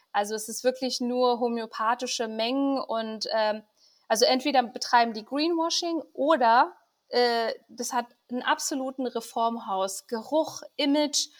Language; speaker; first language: German; early bilingual, other home language; Persian